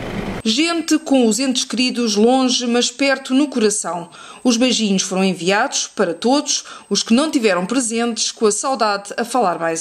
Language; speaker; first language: Portuguese; native; Portuguese